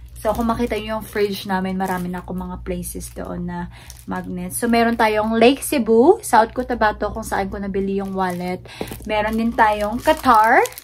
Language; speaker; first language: Filipino; non-native, local second language; Hiligaynon